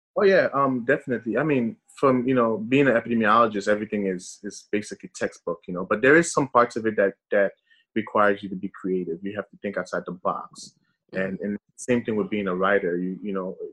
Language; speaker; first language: English; early bilingual, other home language; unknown